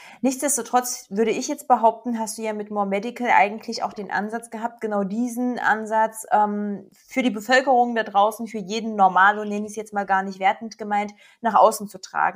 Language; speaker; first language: German; native; German